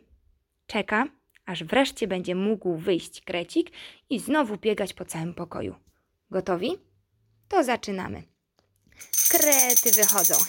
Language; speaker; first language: Polish; native; Polish